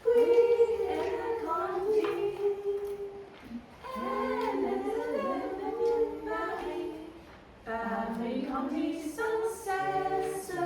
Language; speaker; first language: French; non-native, fluent; Spanish